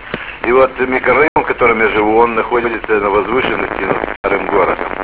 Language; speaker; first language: Russian; native; Russian